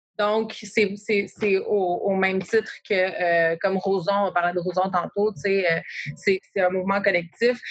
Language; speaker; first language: French; native; French